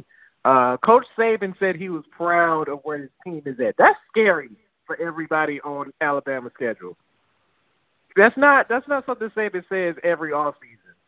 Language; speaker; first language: English; native; English